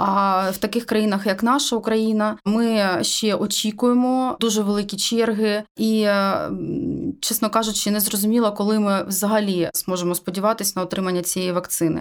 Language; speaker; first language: Ukrainian; native; Ukrainian